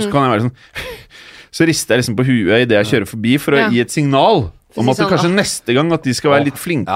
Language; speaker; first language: Norwegian; native; Norwegian